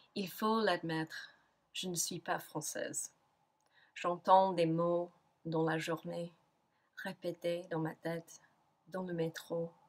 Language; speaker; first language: French; non-native, fluent; English